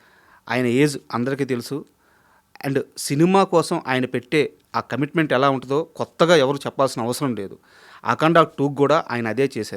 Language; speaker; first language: Telugu; native; Telugu